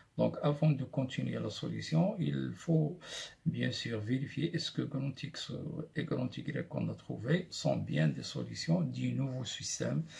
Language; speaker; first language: French; non-native, local second language; Arabic